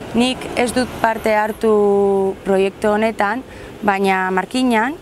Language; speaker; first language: Basque; non-native, local second language; Spanish